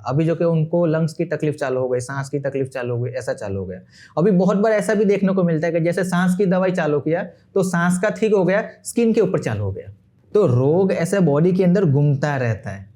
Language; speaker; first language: Hindi; non-native, local second language; Gujarati